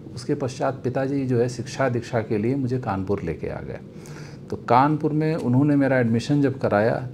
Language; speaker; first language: Hindi; native; Hindi